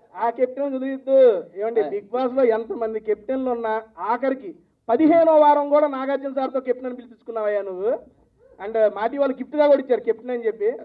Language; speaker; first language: Telugu; native; Telugu